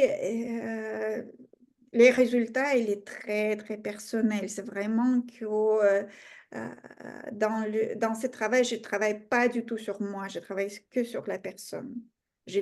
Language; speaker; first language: French; non-native, fluent; Russian